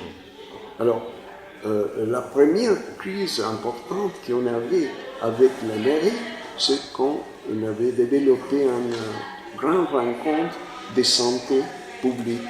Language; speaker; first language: French; non-native, fluent; Spanish